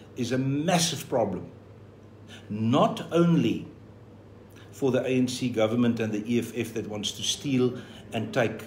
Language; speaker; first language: English; non-native, local second language; Afrikaans